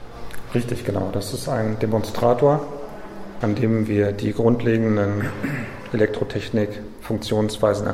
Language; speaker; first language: German; native; German